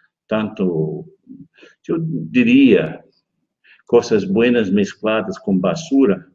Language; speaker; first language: Spanish; non-native, fluent; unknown